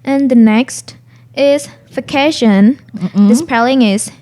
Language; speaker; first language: English; non-native, learner; Indonesian